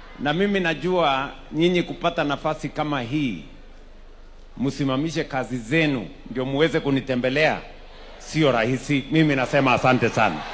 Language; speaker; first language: Swahili; non-native, local second language; Kalenjin